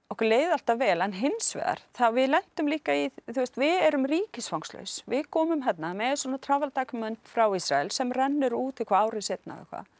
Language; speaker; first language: Icelandic; non-native, fluent; Arabic